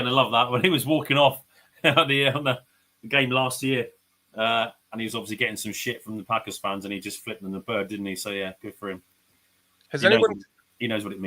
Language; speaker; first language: English; native; English